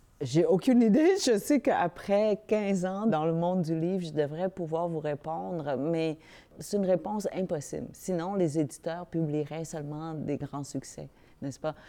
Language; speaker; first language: French; early bilingual, other home language; Vietnamese